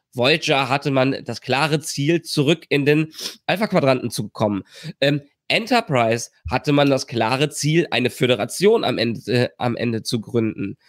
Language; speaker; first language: German; native; German